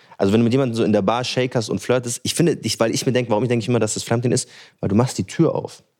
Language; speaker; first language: German; early bilingual, other home language; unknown